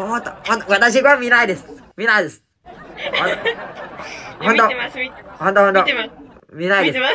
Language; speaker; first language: Japanese; non-native, learner; Vietnamese